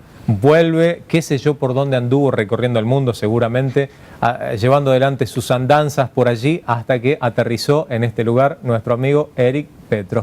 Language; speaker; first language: Spanish; native; Spanish